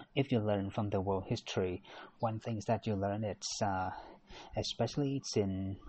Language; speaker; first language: English; non-native, learner; Thai